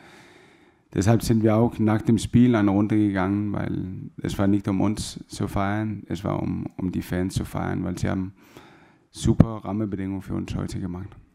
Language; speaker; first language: German; non-native, fluent; Danish